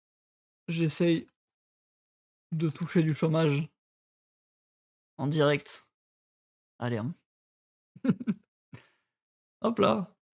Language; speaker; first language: French; native; French